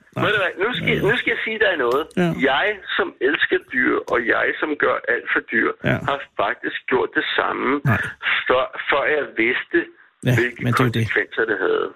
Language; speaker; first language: Danish; native; Danish